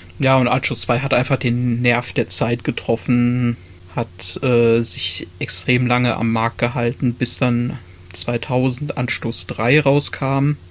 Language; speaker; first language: German; native; German